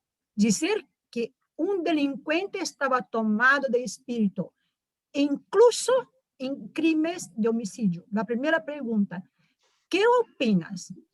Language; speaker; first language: Spanish; non-native, fluent; Portuguese